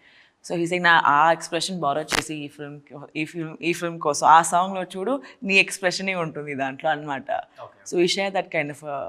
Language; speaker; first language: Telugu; non-native, local second language; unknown